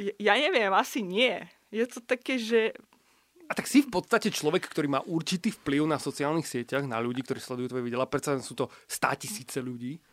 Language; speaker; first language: Slovak; non-native, fluent; Russian